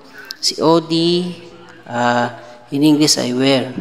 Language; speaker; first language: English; non-native, local second language; Filipino